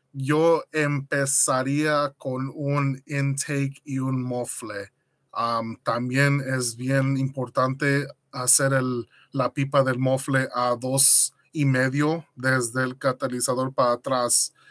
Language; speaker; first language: Spanish; early bilingual, other home language; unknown